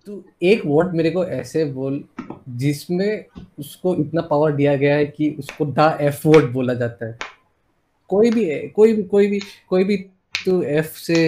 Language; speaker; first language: Hindi; non-native, local second language; Assamese